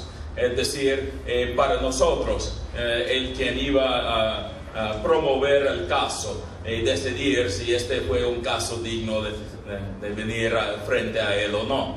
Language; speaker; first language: Spanish; non-native, fluent; English